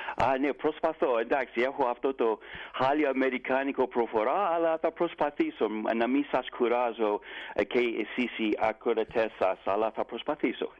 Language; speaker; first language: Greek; non-native, fluent; English